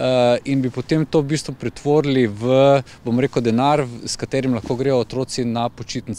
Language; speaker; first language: Slovenian; native; Slovenian